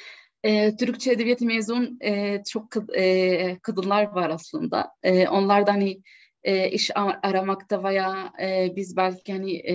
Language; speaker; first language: Turkish; non-native, fluent; Arabic